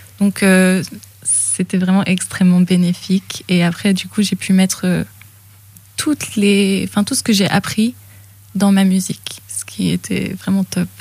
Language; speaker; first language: French; early bilingual, other home language; English